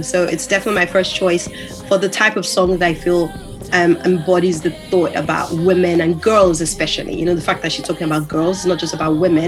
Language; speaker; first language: English; non-native, local second language; Yoruba